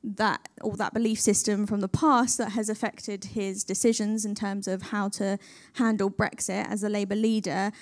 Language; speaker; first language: English; native; English